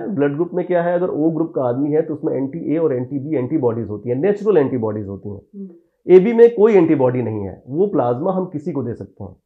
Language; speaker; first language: Hindi; native; Hindi